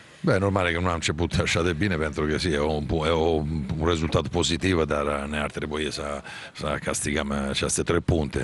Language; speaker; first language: Romanian; non-native, fluent; Italian